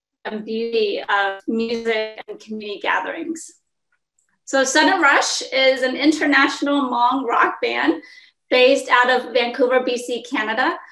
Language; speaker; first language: English; early bilingual, other home language; Hmong